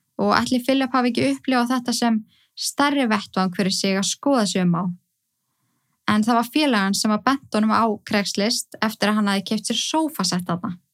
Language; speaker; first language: Icelandic; native; Icelandic